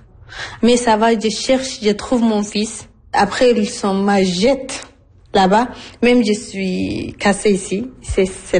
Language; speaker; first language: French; non-native, learner; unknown